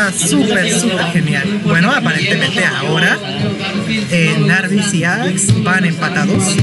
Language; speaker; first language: Spanish; native; Spanish